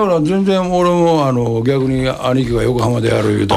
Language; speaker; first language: Japanese; native; Japanese